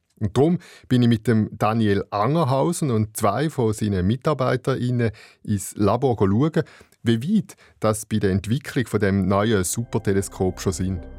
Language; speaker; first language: German; native; German